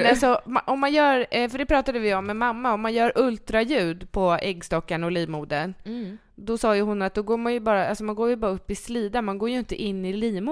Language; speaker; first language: Swedish; native; Swedish